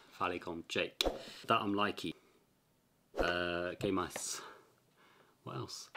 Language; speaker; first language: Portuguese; non-native, learner; English